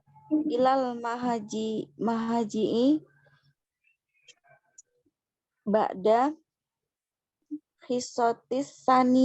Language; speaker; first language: Arabic; non-native, learner; Indonesian